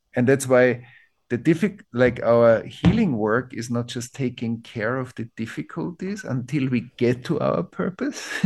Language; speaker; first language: English; non-native, fluent; German